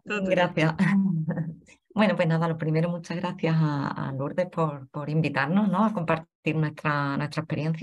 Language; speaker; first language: Spanish; native; Spanish